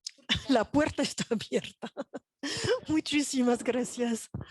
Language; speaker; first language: Spanish; non-native, fluent; French